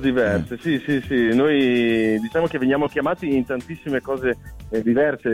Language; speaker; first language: Italian; native; Italian